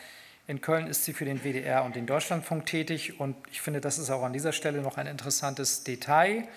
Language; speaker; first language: German; native; German